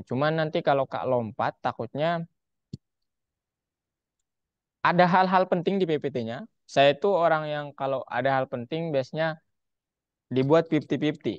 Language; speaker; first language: Indonesian; native; Indonesian